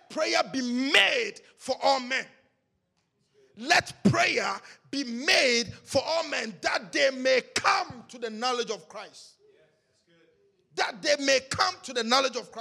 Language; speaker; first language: English; non-native, local second language; Akan